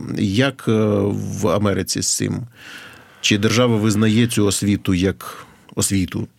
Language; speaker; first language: Ukrainian; native; Ukrainian